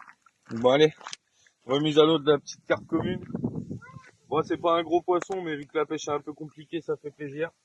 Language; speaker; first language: French; native; French